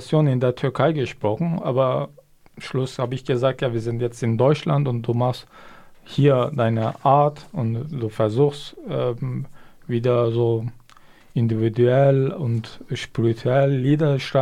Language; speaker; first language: German; non-native, fluent; Kurdish